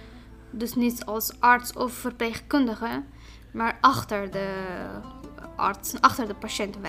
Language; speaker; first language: Dutch; non-native, fluent; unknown